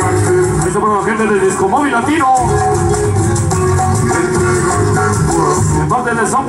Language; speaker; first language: Spanish; native; Spanish